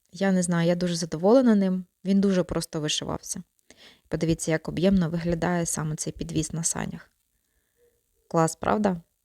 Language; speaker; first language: Ukrainian; non-native, local second language; Russian